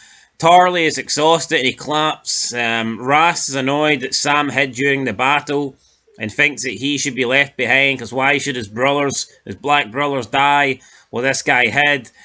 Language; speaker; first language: English; native; English